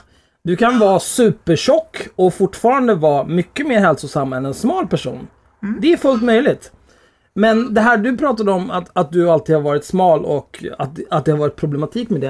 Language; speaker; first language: Swedish; native; Swedish